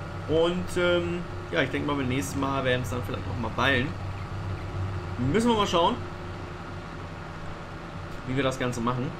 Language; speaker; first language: German; native; German